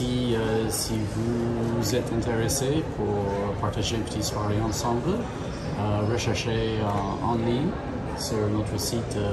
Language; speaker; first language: French; non-native, fluent; English